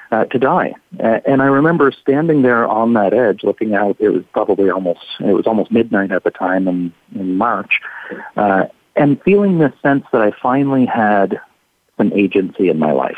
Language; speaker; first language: English; native; English